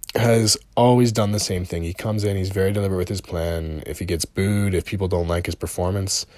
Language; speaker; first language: English; native; English